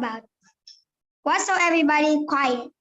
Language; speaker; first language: English; non-native, learner; Vietnamese